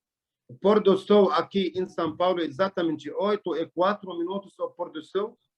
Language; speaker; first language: Portuguese; non-native, learner; Arabic